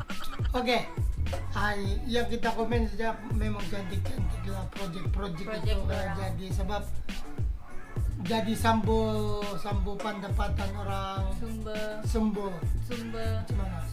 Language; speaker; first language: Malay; non-native, learner; Filipino